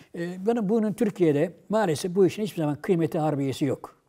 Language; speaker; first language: Turkish; native; Turkish